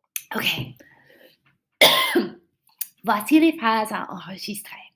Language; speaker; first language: French; non-native, fluent; English